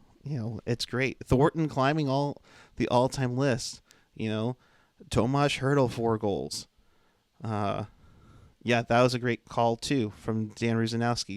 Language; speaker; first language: English; native; English